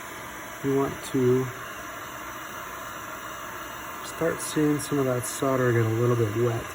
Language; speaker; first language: English; native; English